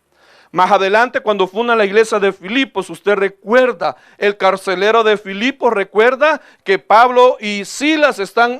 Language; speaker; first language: Spanish; native; Spanish